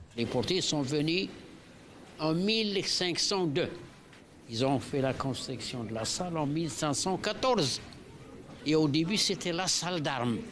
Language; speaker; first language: French; non-native, learner; Arabic